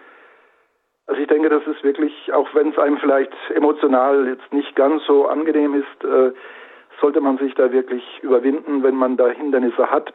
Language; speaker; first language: German; native; German